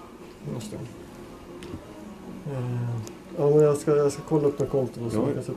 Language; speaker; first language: Swedish; native; Swedish